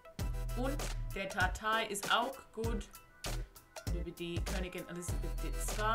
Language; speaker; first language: German; non-native, learner; English